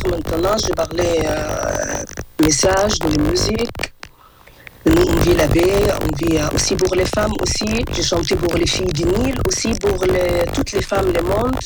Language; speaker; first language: French; non-native, learner; Arabic